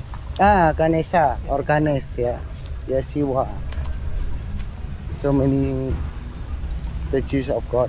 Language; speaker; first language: English; non-native, learner; Indonesian